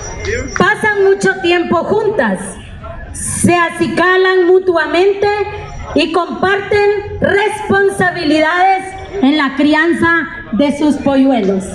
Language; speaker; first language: Spanish; native; Spanish